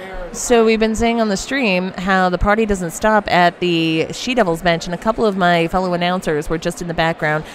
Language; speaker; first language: English; native; English